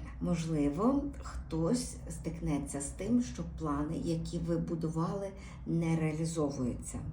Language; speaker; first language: Ukrainian; native; Ukrainian